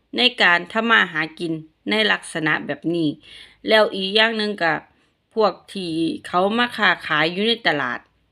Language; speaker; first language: Thai; native; Thai